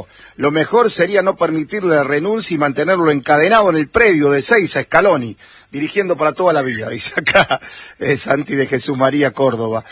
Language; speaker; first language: Spanish; native; Spanish